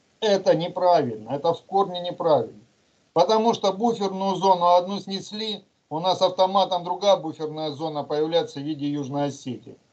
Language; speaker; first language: Russian; native; Russian